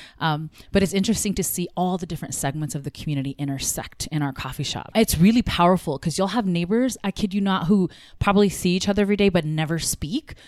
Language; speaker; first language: English; early bilingual, other home language; Tigrinya